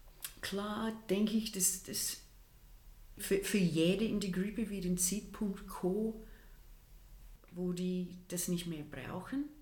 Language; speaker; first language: German; non-native, fluent; English